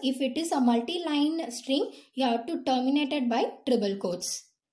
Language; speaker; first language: English; non-native, local second language; Tamil